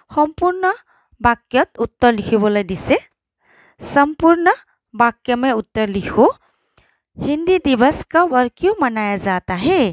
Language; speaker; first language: Hindi; non-native, local second language; Assamese